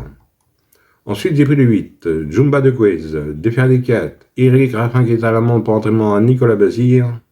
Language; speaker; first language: French; native; French